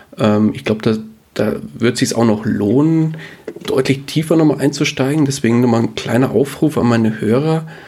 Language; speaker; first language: German; native; German